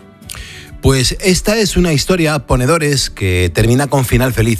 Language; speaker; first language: Spanish; native; Spanish